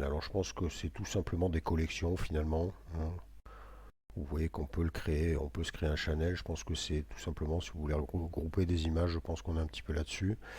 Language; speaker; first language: French; native; French